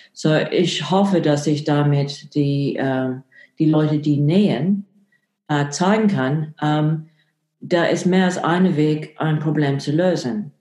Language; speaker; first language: German; non-native, fluent; English